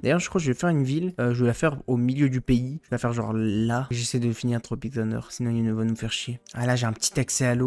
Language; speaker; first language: French; native; French